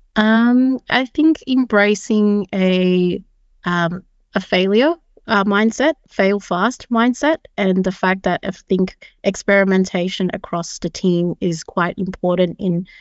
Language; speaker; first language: English; native; English